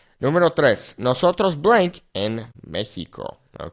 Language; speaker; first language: Spanish; non-native, fluent; English